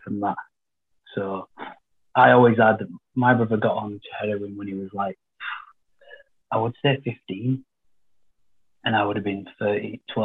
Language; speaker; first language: English; native; English